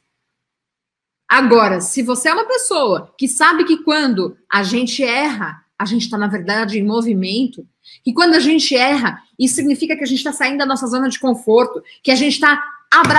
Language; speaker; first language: Portuguese; native; Portuguese